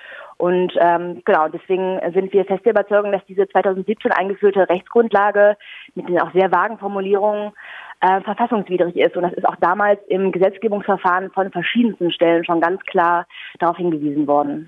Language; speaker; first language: German; native; German